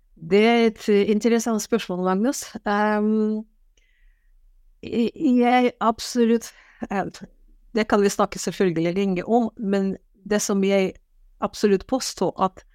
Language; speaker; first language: Norwegian; non-native, fluent; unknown